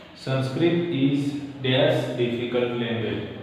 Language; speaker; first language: English; non-native, local second language; Gujarati